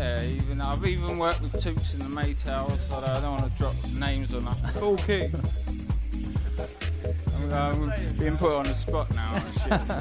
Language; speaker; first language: English; native; English